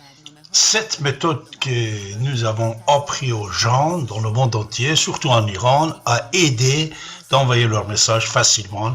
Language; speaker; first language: French; non-native, fluent; Persian